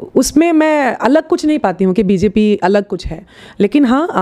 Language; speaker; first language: Hindi; non-native, local second language; Assamese